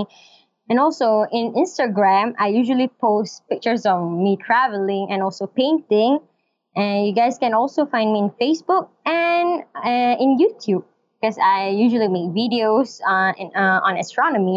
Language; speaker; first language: English; non-native, local second language; Malay